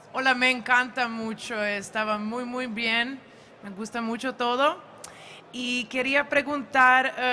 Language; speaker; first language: Spanish; non-native, learner; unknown